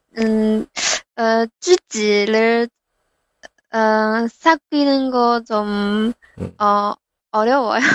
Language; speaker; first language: Korean; non-native, learner; Chinese